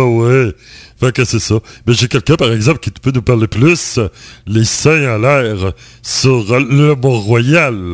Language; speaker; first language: French; native; French